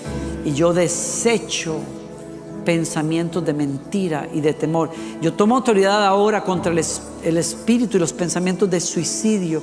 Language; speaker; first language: Spanish; native; Spanish